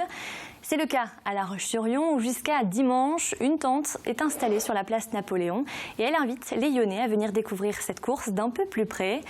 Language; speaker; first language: French; native; French